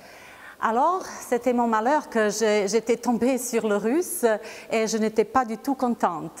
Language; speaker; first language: French; non-native, fluent; Bosnian